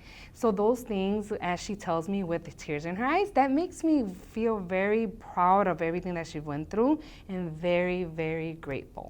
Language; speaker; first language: English; early bilingual, other home language; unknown